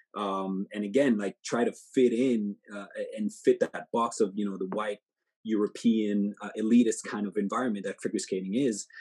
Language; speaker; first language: English; native; English